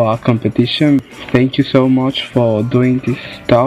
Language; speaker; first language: English; non-native, fluent; Spanish